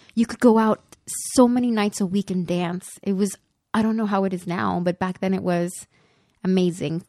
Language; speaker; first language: English; early bilingual, other home language; Spanish